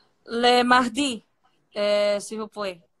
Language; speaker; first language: French; non-native, learner; Portuguese